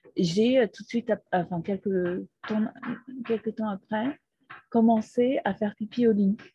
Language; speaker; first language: French; non-native, fluent; Portuguese